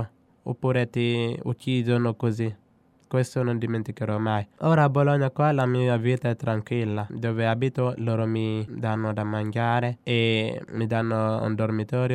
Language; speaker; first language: Italian; non-native, fluent; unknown